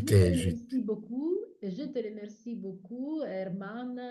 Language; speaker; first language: French; non-native, fluent; Italian